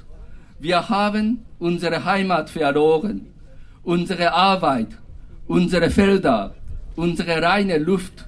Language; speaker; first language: German; non-native, fluent; Japanese